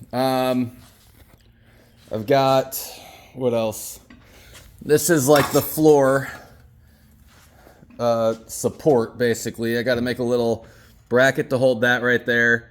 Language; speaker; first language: English; native; English